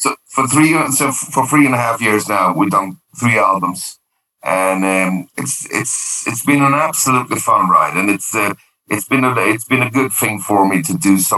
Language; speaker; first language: English; non-native, fluent; Swedish